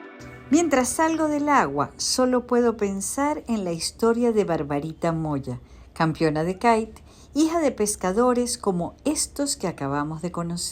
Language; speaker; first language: Spanish; native; Spanish